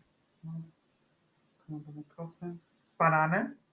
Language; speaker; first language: German; non-native, learner; Spanish